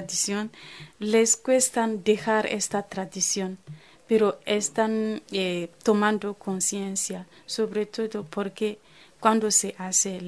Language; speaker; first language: Spanish; non-native, fluent; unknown